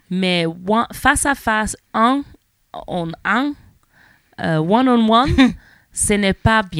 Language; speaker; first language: French; non-native, learner; English